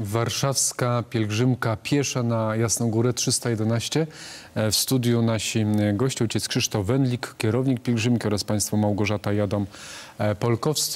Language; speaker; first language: Polish; native; Polish